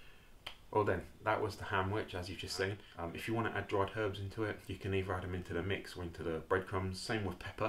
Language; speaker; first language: English; native; English